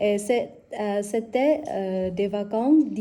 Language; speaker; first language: French; non-native, learner; Vietnamese